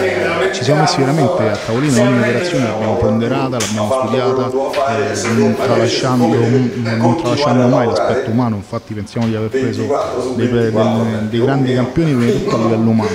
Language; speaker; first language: Italian; native; Italian